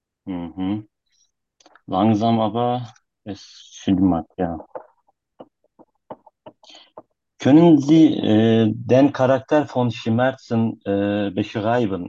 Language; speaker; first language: German; non-native, learner; Turkish